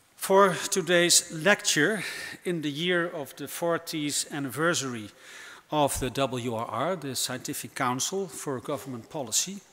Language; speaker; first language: English; non-native, fluent; Dutch